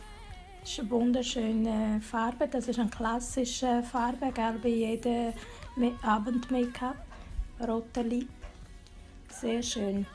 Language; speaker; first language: German; non-native, learner; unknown